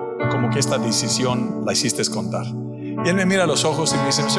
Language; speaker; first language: Spanish; native; Spanish